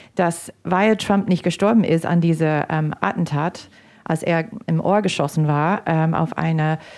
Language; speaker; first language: German; non-native, fluent; English